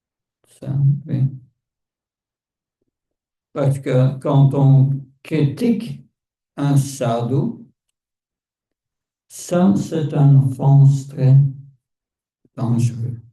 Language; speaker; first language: French; non-native, fluent; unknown